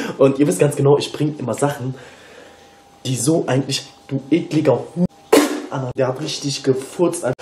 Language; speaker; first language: German; early bilingual, other home language; Turkish